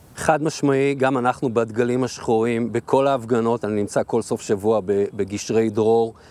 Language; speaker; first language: Hebrew; native; Hebrew